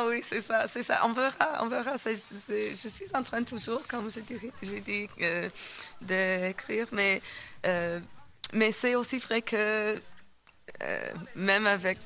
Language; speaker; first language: French; non-native, fluent; English